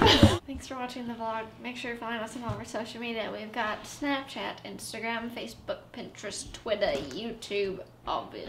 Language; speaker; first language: English; native; English